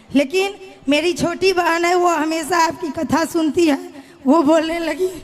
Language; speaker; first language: Hindi; native; Hindi